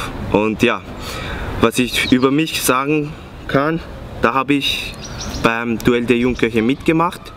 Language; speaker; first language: German; non-native, fluent; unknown